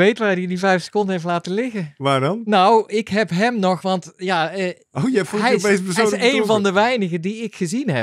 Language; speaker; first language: Dutch; native; Dutch